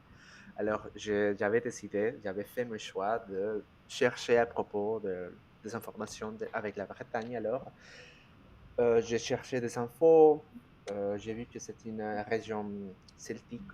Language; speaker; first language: French; non-native, fluent; Spanish